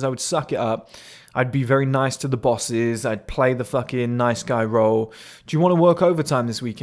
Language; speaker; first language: English; native; English